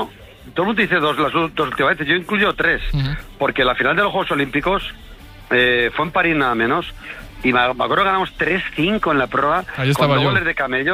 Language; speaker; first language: Spanish; native; Spanish